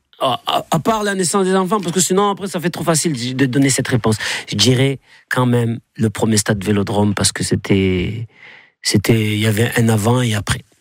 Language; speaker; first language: French; native; French